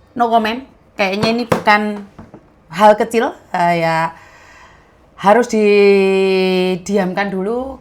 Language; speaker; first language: Indonesian; native; Indonesian